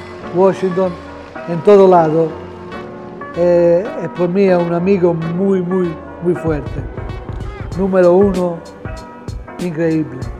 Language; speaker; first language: Spanish; non-native, fluent; Italian